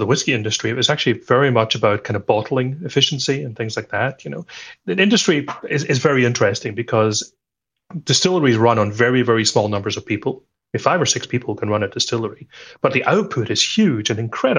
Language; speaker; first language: English; native; English